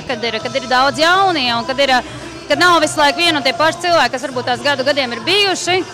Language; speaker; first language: Latvian; native; Latvian